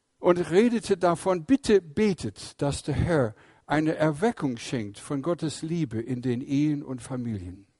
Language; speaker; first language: German; non-native, fluent; English